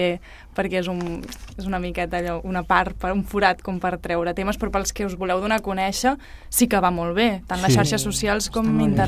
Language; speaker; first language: Catalan; native; Catalan